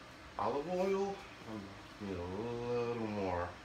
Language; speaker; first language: English; native; English